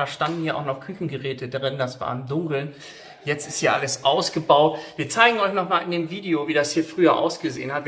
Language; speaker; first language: German; native; German